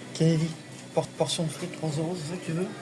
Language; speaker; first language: French; native; French